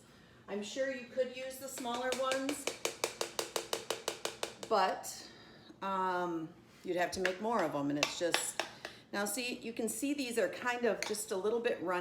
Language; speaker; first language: English; native; English